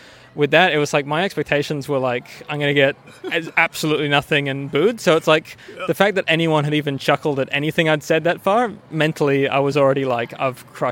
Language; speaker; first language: English; native; English